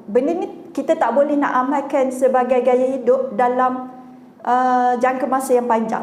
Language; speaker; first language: Malay; native; Malay